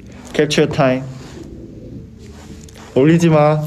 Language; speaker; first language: Korean; non-native, fluent; Chinese